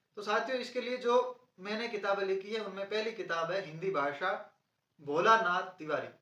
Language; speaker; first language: Hindi; native; Hindi